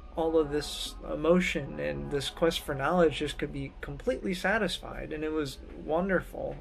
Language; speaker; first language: English; native; English